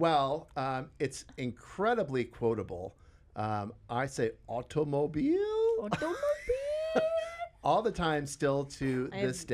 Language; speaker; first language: English; native; English